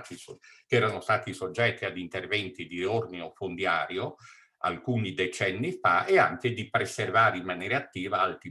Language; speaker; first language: Italian; native; Italian